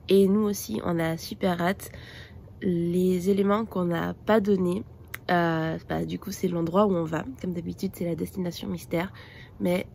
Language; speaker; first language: French; native; French